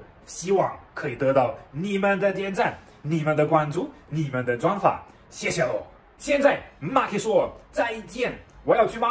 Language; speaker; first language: Chinese; non-native, fluent; German